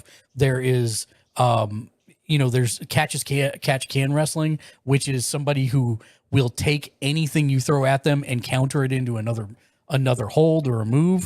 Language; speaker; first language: English; native; English